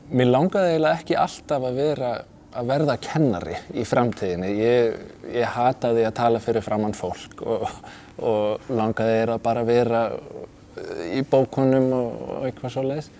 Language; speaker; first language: Icelandic; non-native, fluent; Danish